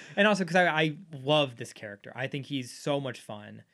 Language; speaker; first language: English; native; English